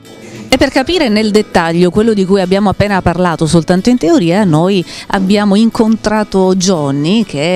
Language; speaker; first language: Italian; native; Italian